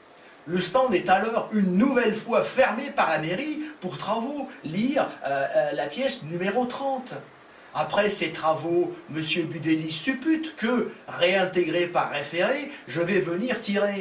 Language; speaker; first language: French; native; French